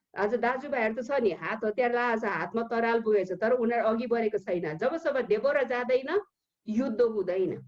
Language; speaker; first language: Nepali; early bilingual, heritage; Nepali